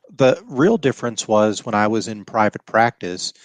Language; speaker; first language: English; native; English